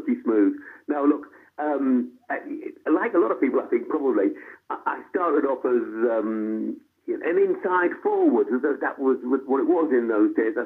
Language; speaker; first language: English; native; English